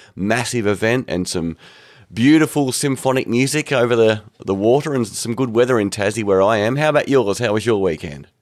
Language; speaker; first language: English; native; English